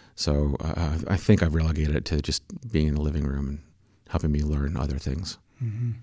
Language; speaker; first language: English; native; English